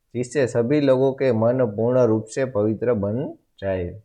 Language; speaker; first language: Hindi; non-native, local second language; Gujarati